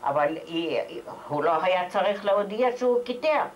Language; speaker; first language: Hebrew; non-native, fluent; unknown